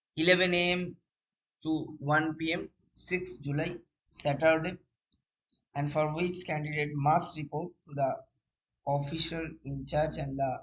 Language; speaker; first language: English; non-native, local second language; Bangla